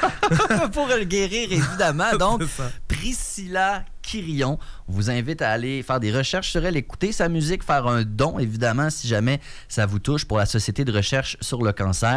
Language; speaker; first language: French; native; French